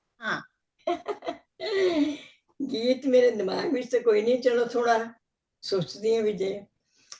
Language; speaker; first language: Hindi; non-native, local second language; Punjabi